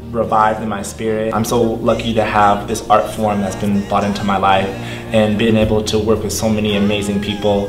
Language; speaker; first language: English; native; English